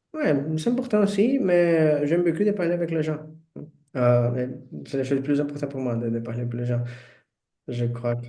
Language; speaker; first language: French; non-native, learner; Portuguese